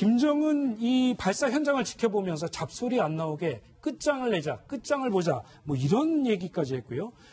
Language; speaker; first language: Korean; native; Korean